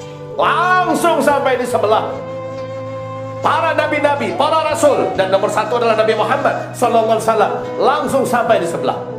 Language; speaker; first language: Indonesian; native; Indonesian